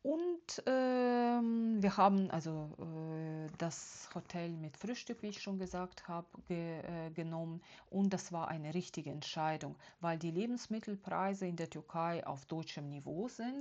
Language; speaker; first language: German; non-native, fluent; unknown